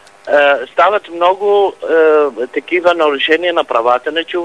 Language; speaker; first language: Bulgarian; non-native, fluent; Arabic